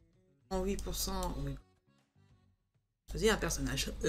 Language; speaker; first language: French; native; French